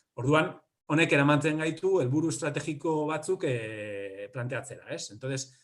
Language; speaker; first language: Spanish; native; Spanish